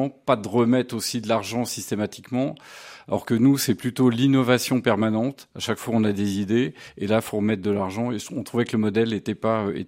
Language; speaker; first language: French; native; French